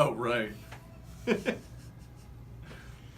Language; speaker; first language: English; native; English